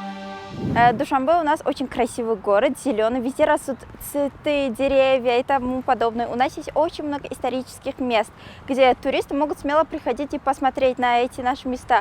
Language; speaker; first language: Russian; non-native, local second language; Tajik